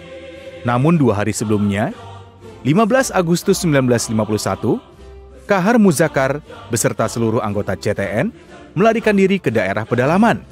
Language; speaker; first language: Indonesian; native; Indonesian